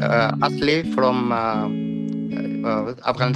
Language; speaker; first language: English; non-native, learner; Arabic